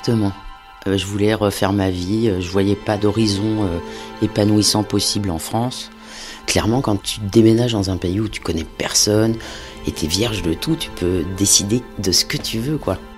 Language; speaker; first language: French; native; French